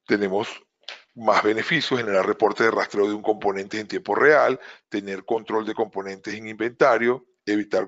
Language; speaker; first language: Spanish; native; Spanish